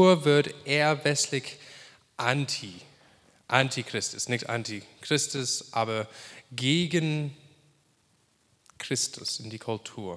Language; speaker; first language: German; non-native, fluent; English